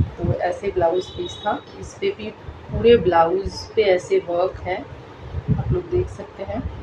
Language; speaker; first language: Hindi; non-native, local second language; Bangla